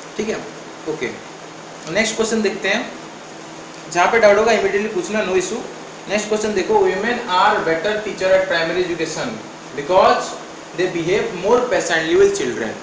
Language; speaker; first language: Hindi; non-native, local second language; Odia